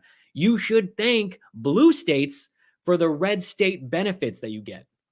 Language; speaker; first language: English; native; English